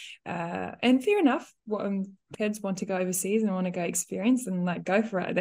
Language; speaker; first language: English; non-native, local second language; Afrikaans